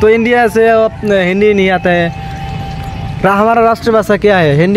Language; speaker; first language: Hindi; non-native, local second language; Bangla